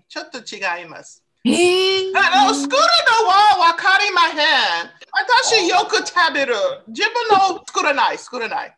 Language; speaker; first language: Japanese; non-native, learner; English